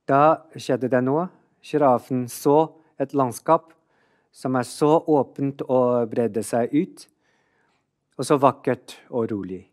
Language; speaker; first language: Norwegian; non-native, fluent; Chinese